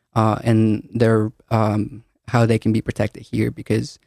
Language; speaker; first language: English; early bilingual, other home language; Spanish